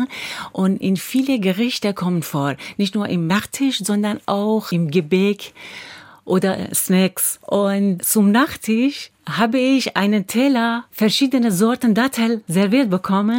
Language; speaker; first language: German; non-native, fluent; Persian